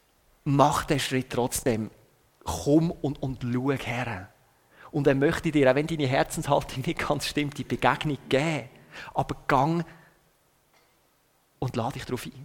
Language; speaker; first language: German; native; German